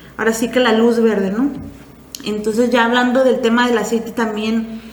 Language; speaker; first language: Spanish; native; Spanish